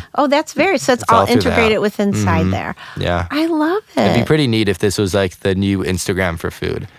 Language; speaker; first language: English; native; English